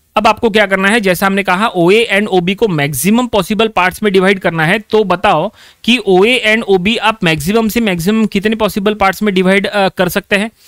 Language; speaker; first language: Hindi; non-native, local second language; Marathi